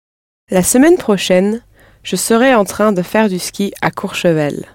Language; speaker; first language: French; non-native, learner; English